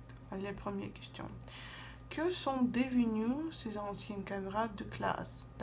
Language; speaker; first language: French; non-native, fluent; Russian